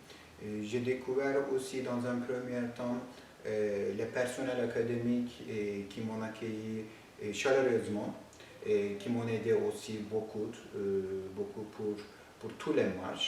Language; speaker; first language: French; non-native, fluent; Turkish